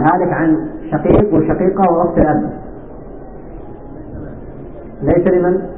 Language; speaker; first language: Arabic; native; Arabic